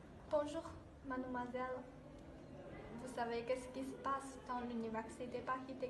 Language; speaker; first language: French; non-native, learner; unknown